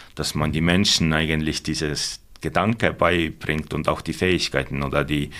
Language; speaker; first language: German; non-native, fluent; Estonian